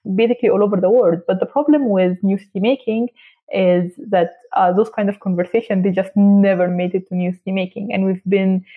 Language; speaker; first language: English; non-native, fluent; Arabic